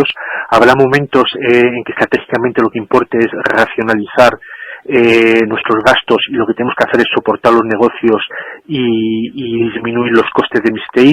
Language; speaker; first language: Spanish; native; Spanish